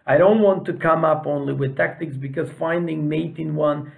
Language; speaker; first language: English; non-native, fluent; Serbian